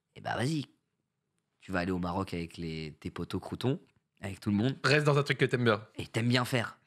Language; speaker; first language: French; native; French